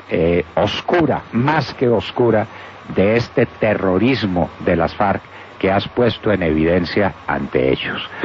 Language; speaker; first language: Spanish; native; Spanish